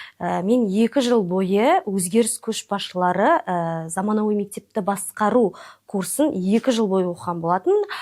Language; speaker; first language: Kazakh; non-native, local second language; Russian